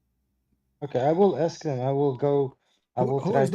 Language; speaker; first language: English; non-native, fluent; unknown